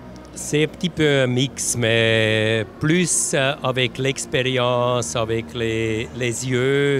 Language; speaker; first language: French; non-native, local second language; German